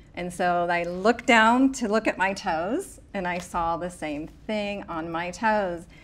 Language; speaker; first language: English; native; English